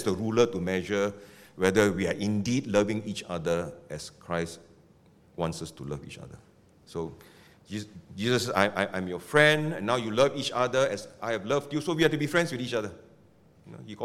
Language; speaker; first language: English; non-native, local second language; Min Nan Chinese